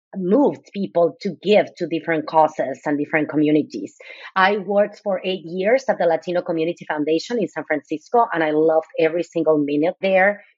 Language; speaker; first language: English; non-native, fluent; Spanish